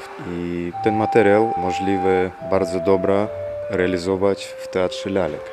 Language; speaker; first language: Polish; non-native, learner; Russian